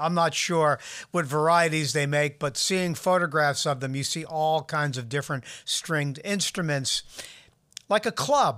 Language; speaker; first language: English; native; English